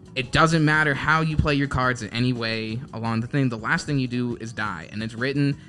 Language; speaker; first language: English; native; English